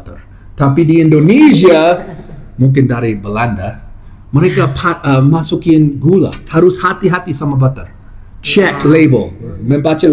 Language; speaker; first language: Indonesian; non-native, fluent; English